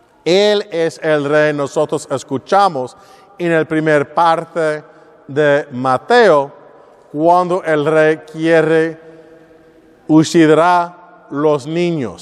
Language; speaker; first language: Spanish; non-native, learner; English